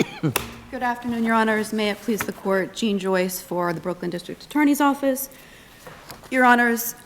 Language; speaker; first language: English; native; English